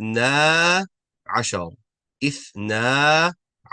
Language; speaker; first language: Arabic; non-native, fluent; English